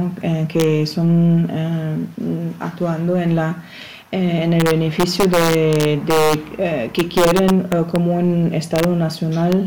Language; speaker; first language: Spanish; non-native, fluent; German